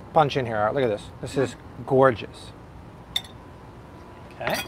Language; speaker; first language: English; native; English